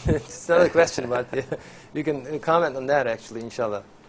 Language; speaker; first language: English; non-native, fluent; Turkish